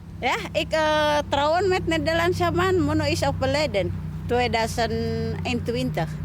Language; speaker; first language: Dutch; non-native, learner; Indonesian